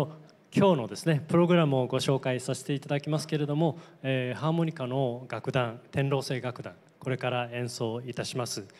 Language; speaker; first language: Japanese; native; Japanese